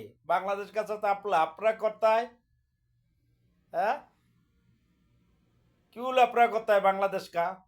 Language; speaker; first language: Hindi; non-native, learner; Bangla